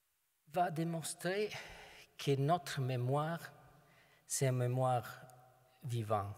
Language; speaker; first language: French; non-native, fluent; Italian